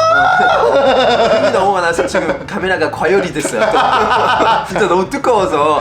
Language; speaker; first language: Korean; non-native, fluent; French